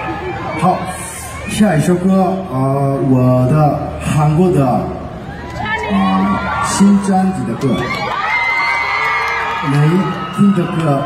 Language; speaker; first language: Chinese; non-native, learner; Korean